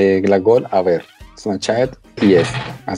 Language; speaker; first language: Russian; non-native, fluent; Spanish